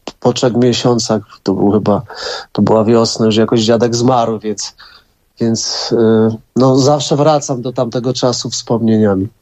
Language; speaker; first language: Polish; native; Polish